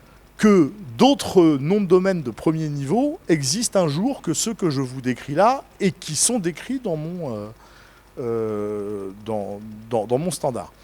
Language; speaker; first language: French; native; French